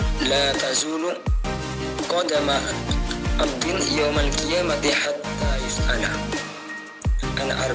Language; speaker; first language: Arabic; non-native, learner; Indonesian